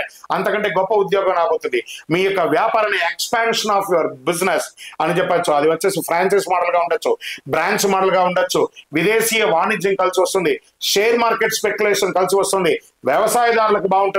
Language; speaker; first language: Telugu; native; Telugu